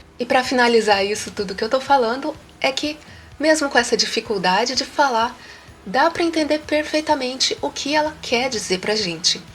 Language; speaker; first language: Portuguese; native; Portuguese